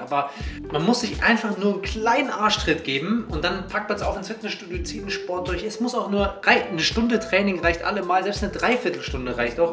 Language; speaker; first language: German; native; German